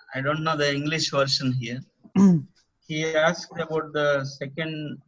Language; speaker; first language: English; non-native, local second language; Telugu